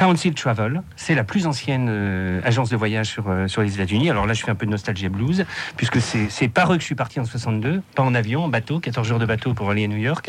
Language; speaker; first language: French; native; French